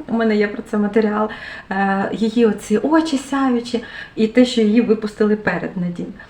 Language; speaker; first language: Ukrainian; native; Ukrainian